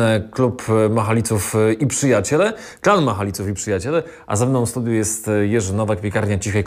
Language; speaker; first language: Polish; native; Polish